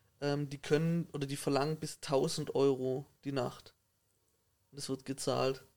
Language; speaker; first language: German; native; German